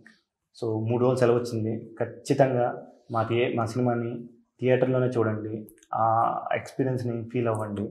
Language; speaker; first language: Telugu; native; Telugu